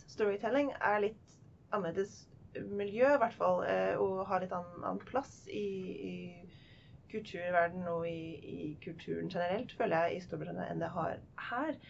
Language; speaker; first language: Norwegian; non-native, fluent; English